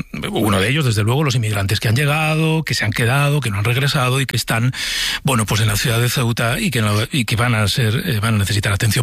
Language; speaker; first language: Spanish; native; Spanish